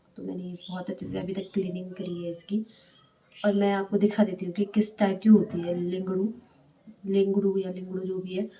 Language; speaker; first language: Hindi; native; Hindi